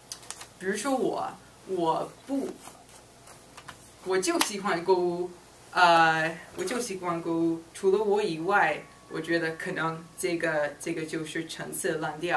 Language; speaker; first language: Chinese; non-native, fluent; English